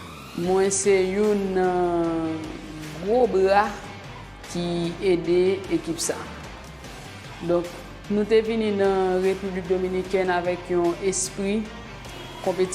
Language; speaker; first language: French; non-native, local second language; Haitian Creole